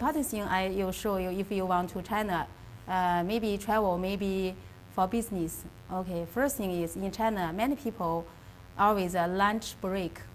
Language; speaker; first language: English; non-native, learner; Chinese